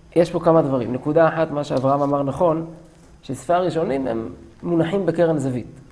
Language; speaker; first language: Hebrew; native; Hebrew